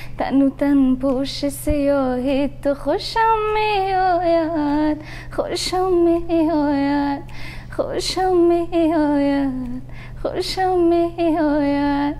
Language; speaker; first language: Tajik; native; Tajik